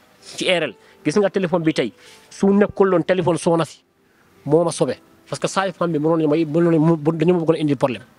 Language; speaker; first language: Wolof; non-native, local second language; Fula